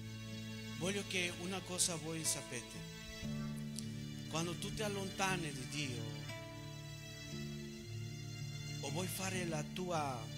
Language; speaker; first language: Italian; non-native, fluent; Spanish